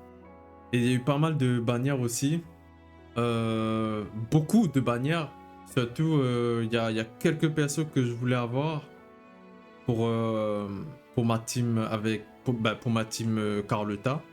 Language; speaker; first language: French; native; French